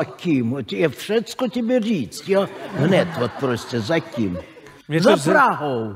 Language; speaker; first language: Czech; non-native, fluent; Russian